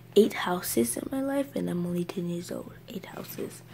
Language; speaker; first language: English; native; English